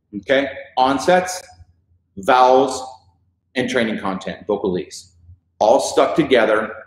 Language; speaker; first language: English; native; English